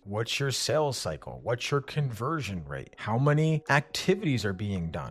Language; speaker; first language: English; native; English